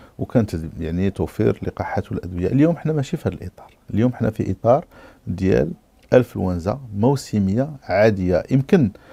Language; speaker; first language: Arabic; native; Arabic